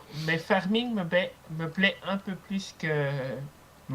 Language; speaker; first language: French; native; French